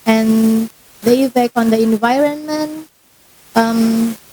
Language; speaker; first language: English; non-native, learner; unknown